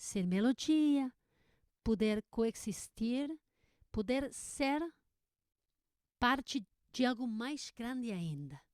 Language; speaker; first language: Portuguese; non-native, learner; Spanish